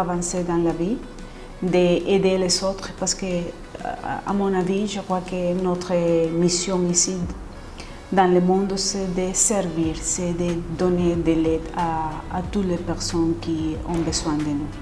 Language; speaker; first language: French; non-native, fluent; Spanish